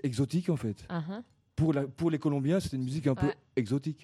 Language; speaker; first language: French; native; French